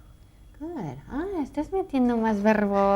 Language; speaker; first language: Spanish; non-native, fluent; English